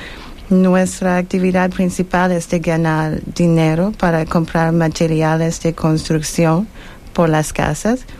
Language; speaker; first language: Spanish; non-native, learner; English